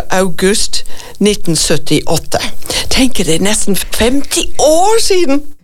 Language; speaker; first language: Norwegian; non-native, fluent; English